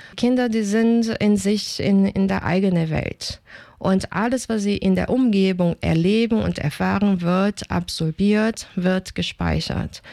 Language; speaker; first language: German; non-native, fluent; Portuguese